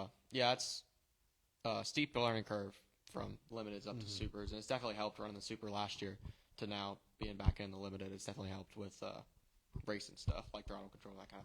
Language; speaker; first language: English; native; English